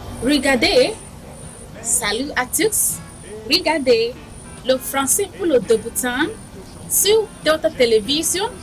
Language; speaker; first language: French; non-native, fluent; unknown